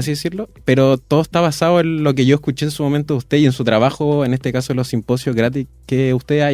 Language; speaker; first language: Spanish; native; Spanish